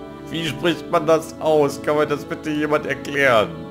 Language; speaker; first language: German; native; German